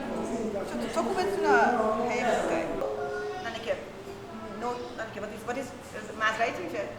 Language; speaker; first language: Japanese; non-native, learner; Persian